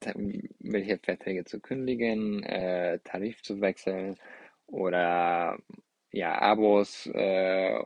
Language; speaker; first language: German; non-native, fluent; Spanish